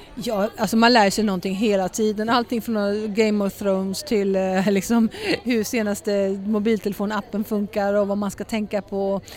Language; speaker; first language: Swedish; early bilingual, heritage; Swedish